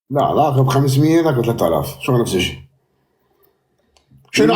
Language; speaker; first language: Arabic; native; Arabic